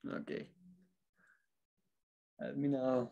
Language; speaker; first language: English; non-native, learner; Spanish